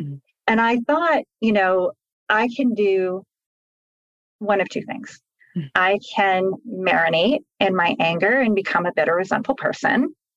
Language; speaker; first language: English; native; English